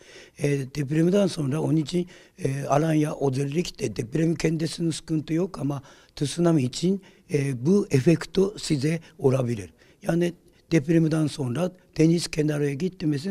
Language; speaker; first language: Turkish; non-native, learner; Japanese